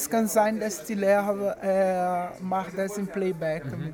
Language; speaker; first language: German; non-native, learner; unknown